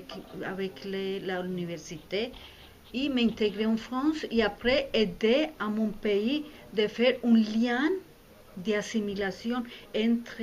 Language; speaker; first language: French; non-native, fluent; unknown